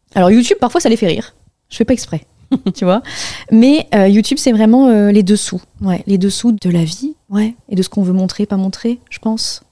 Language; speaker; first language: French; native; French